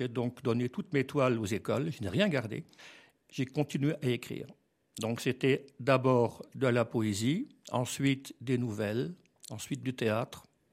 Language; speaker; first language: French; native; French